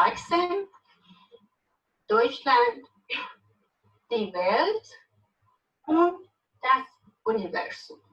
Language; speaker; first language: German; non-native, learner; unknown